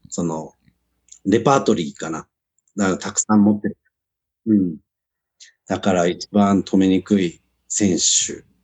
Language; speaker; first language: Japanese; native; Japanese